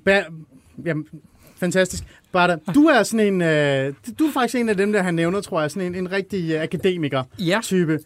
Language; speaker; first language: Danish; early bilingual, other home language; Persian